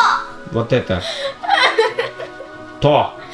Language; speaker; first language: Russian; native; Russian